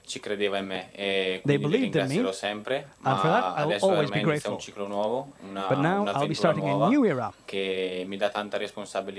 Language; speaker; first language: Italian; native; Italian